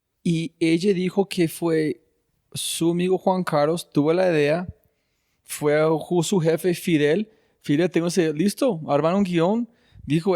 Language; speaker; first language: Spanish; non-native, fluent; English